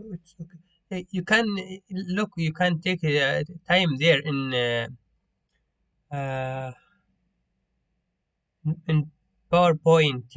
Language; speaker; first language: English; non-native, learner; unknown